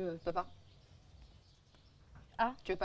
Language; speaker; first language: French; native; French